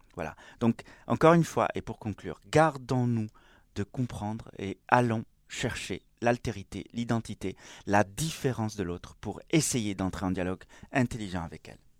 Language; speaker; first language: French; non-native, fluent; Spanish